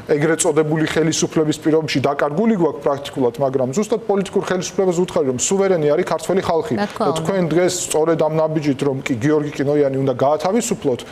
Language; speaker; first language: Georgian; non-native, local second language; Armenian